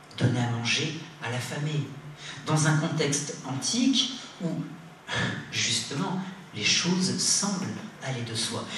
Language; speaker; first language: French; native; French